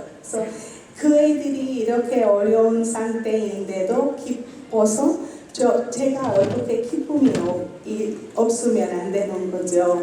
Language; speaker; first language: Korean; non-native, learner; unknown